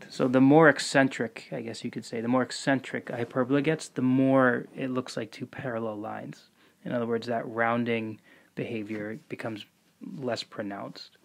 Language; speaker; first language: English; native; English